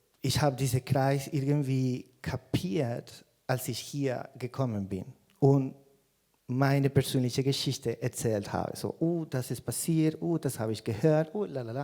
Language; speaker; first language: German; non-native, fluent; Spanish